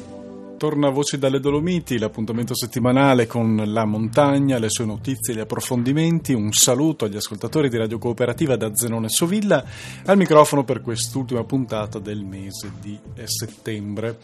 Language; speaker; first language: Italian; native; Italian